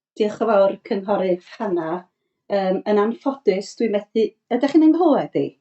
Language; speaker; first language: Welsh; native; Welsh